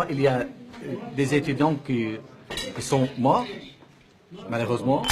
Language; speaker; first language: French; non-native, fluent; Arabic